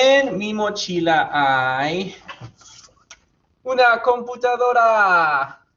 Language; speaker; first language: Spanish; non-native, fluent; English